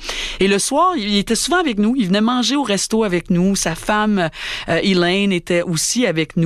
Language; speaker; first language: French; native; French